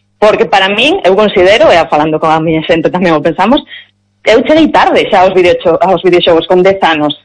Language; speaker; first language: Galician; non-native, local second language; Spanish